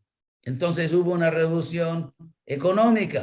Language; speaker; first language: Spanish; non-native, fluent; English